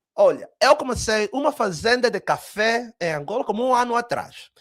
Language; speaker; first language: Portuguese; early bilingual, heritage; Portuguese